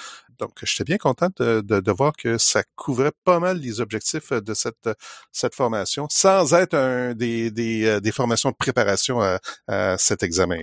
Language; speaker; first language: French; native; French